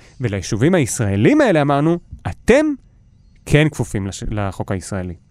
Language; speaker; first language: Hebrew; native; Hebrew